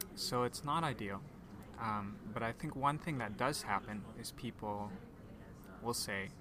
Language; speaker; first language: English; non-native, local second language; Cantonese